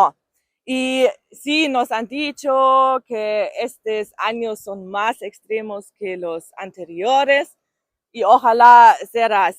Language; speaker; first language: Spanish; non-native, fluent; German